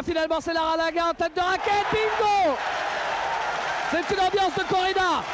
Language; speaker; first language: French; native; French